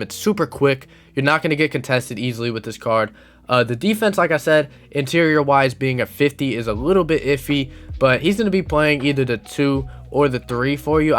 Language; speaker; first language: English; native; English